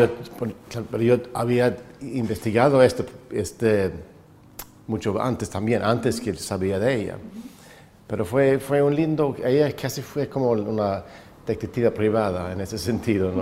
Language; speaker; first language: Spanish; non-native, fluent; Swedish